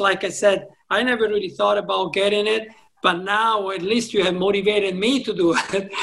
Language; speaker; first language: English; non-native, fluent; Italian